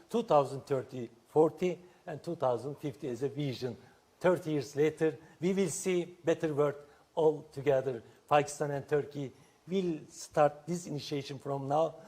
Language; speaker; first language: English; non-native, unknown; Turkish